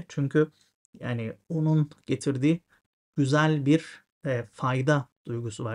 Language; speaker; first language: Turkish; native; Turkish